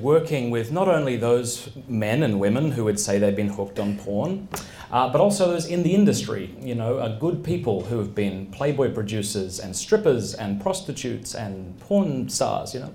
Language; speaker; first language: English; native; English